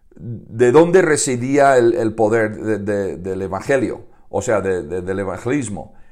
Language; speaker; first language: Spanish; non-native, fluent; English